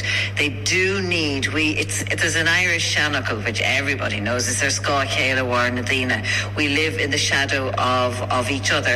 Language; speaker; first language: English; native; English